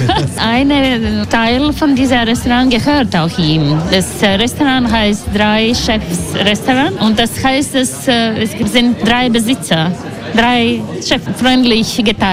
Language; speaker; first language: German; non-native, learner; Latvian